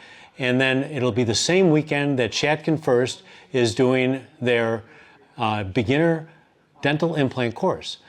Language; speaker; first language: English; native; English